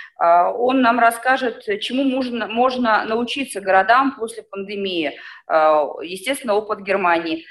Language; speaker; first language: Russian; native; Russian